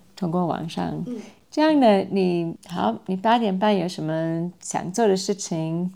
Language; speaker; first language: Chinese; non-native, fluent; English